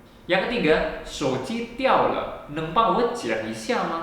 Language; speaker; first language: Chinese; non-native, fluent; Indonesian